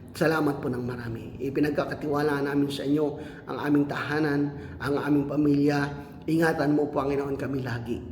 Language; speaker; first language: Filipino; non-native, local second language; Cebuano